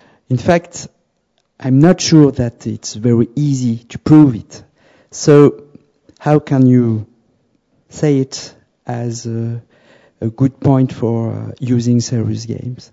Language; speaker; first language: English; non-native, fluent; French